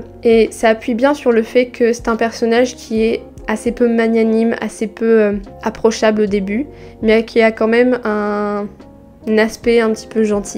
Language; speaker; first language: French; native; French